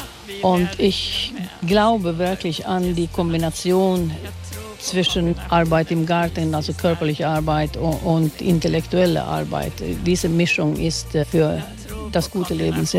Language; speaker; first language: German; non-native, fluent; Swedish